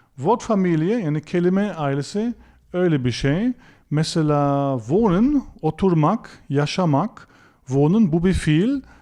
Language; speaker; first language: Turkish; non-native, fluent; German